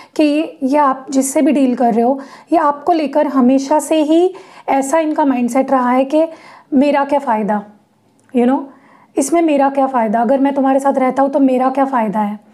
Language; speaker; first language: Hindi; non-native, local second language; Marathi